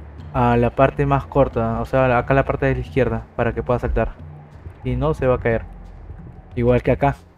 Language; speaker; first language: Spanish; native; Spanish